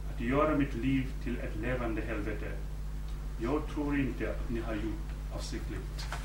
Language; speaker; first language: Swedish; non-native, fluent; Wolof